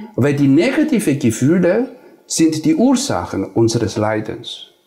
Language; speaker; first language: German; non-native, fluent; Nepali